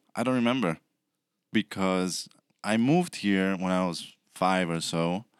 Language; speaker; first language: English; early bilingual, other home language; Spanish